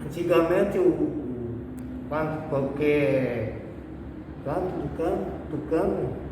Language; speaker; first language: Portuguese; non-native, local second language; Guarani